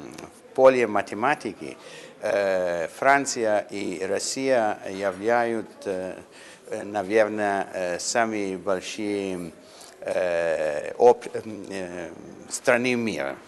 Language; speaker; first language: Russian; non-native, learner; Italian